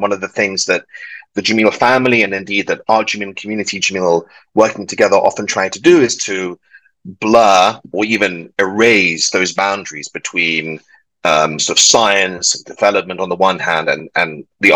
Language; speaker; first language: English; native; English